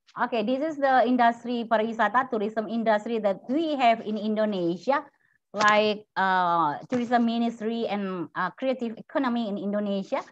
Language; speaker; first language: English; non-native, fluent; Indonesian